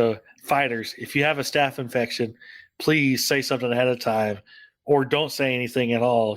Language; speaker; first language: English; native; English